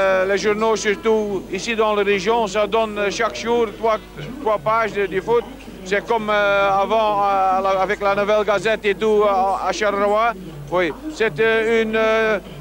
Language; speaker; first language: French; non-native, local second language; Dutch